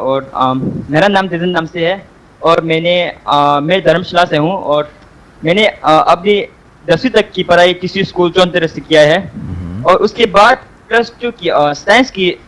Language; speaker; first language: Hindi; non-native, local second language; Tibetan